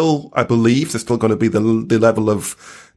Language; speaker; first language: English; native; English